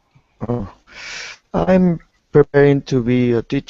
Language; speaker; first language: English; non-native, learner; Spanish